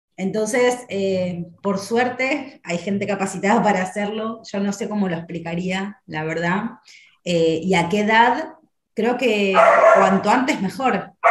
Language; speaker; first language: Spanish; native; Spanish